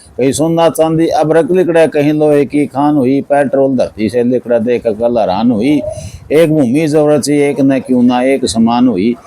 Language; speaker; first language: Hindi; native; Hindi